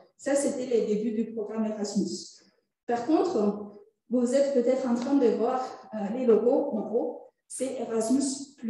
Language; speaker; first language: French; non-native, fluent; Italian